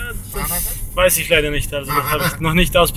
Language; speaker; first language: German; native; German